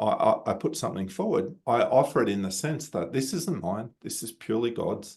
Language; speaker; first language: English; native; English